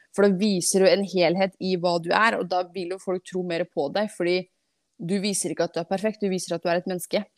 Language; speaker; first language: Norwegian; non-native, fluent; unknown